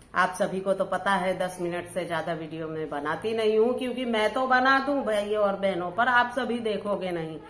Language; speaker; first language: Hindi; native; Hindi